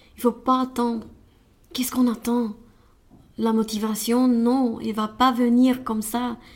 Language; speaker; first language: French; non-native, learner; Romanian